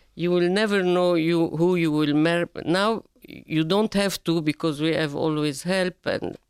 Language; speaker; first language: English; non-native, fluent; Arabic